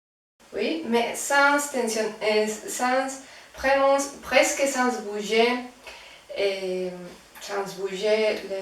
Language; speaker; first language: French; non-native, fluent; Spanish